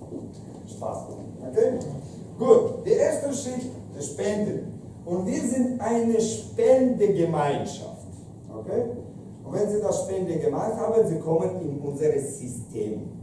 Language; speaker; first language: German; non-native, fluent; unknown